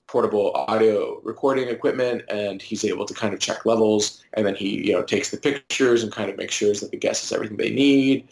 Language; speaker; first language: English; native; English